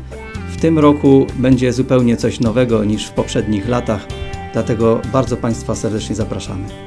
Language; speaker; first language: Polish; native; Polish